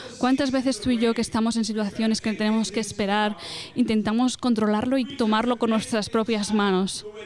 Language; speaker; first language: Spanish; non-native, fluent; English